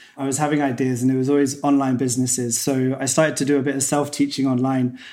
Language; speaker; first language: English; native; English